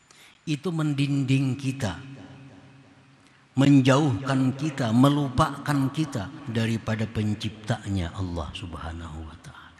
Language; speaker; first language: Indonesian; non-native, local second language; Banjar